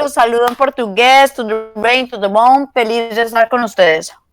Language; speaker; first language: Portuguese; non-native, learner; Spanish